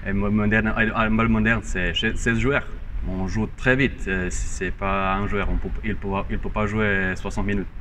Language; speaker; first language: French; non-native, fluent; Croatian